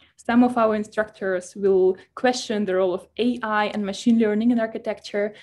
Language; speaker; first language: English; non-native, fluent; Russian